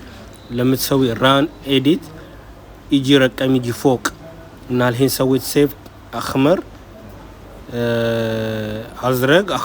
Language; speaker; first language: Arabic; non-native, learner; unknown